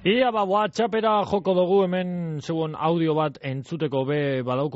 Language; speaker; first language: Basque; native; Basque